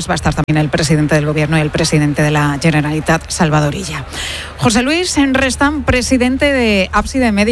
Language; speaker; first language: Spanish; native; Spanish